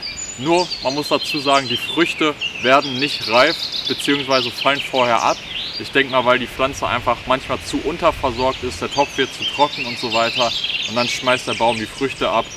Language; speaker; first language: German; native; German